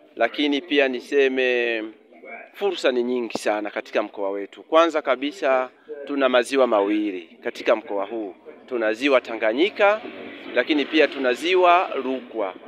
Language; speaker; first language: Swahili; native; Swahili